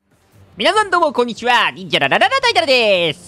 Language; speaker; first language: Japanese; native; Japanese